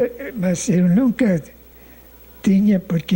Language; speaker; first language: Portuguese; non-native, fluent; English